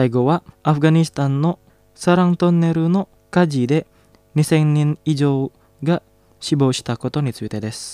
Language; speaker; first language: Japanese; non-native, fluent; Indonesian